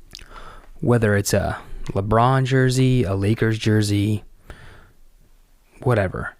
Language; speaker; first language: English; native; English